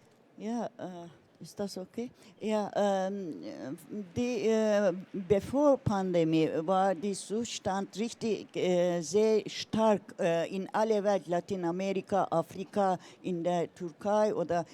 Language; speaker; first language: German; non-native, learner; Turkish